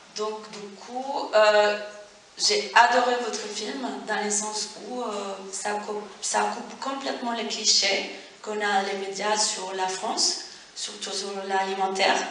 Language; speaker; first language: French; non-native, fluent; Spanish